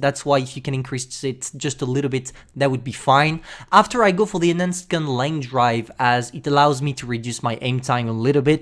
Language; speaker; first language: English; non-native, fluent; French